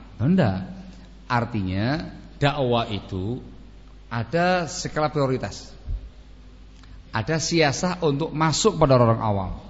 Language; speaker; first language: Indonesian; non-native, local second language; Javanese